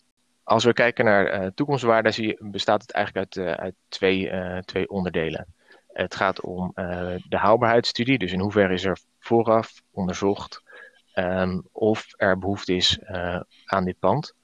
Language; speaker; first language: Dutch; native; Dutch